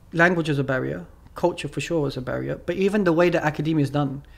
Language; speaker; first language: English; native; English